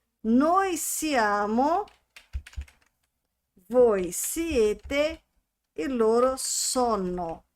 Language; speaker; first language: Italian; non-native, fluent; Portuguese